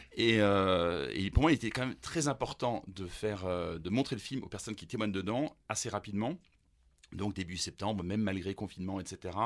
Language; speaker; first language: French; early bilingual, other home language; German